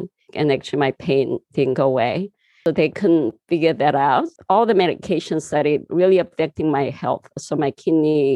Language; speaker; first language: English; non-native, fluent; Korean